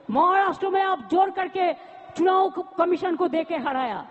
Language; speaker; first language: Hindi; non-native, local second language; Bangla